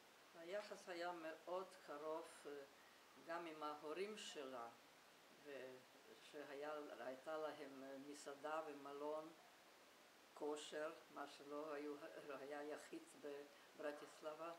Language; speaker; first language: Hebrew; non-native, fluent; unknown